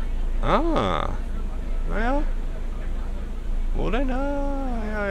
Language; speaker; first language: German; native; German